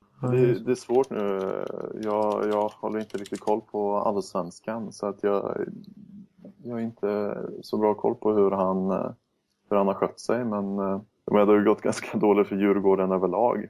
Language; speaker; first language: Swedish; native; Swedish